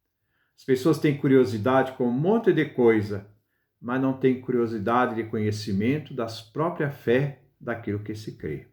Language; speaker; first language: Portuguese; native; Portuguese